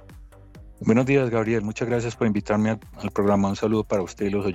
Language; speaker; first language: Spanish; native; Spanish